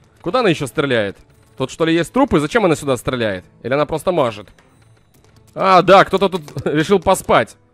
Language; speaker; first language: Russian; native; Russian